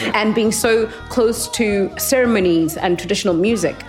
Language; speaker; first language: English; non-native, local second language; Xhosa